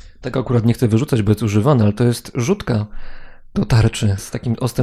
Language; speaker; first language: Polish; native; Polish